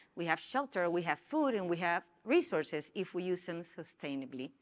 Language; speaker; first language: English; non-native, fluent; Spanish